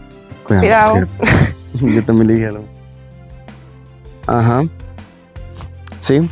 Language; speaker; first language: Spanish; native; Spanish